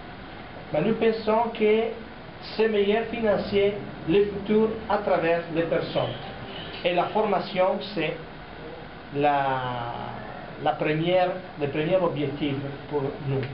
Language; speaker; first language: French; non-native, fluent; Italian